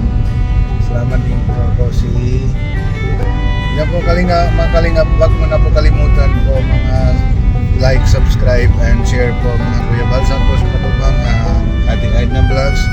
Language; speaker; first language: Filipino; non-native, local second language; Cebuano